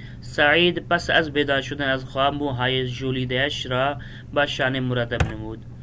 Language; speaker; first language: Persian; non-native, fluent; Urdu